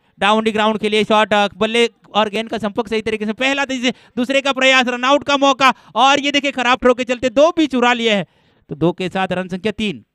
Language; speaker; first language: Hindi; non-native, local second language; Gujarati